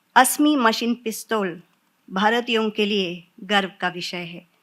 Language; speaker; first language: Hindi; non-native, local second language; Marathi